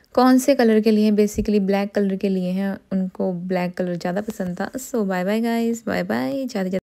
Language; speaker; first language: Hindi; non-native, local second language; Punjabi